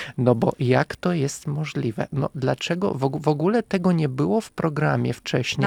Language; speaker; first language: Polish; non-native, fluent; Russian